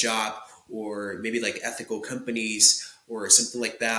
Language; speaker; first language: English; non-native, fluent; Japanese